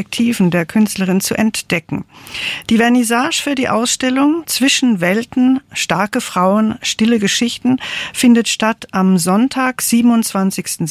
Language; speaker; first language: German; native; German